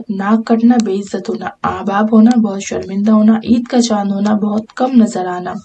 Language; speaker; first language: Urdu; native; Urdu